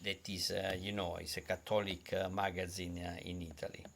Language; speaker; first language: English; non-native, fluent; Italian